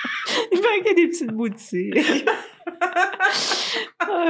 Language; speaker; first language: French; native; French